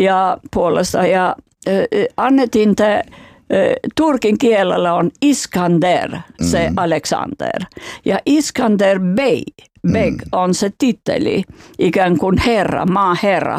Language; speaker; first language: Finnish; non-native, fluent; Albanian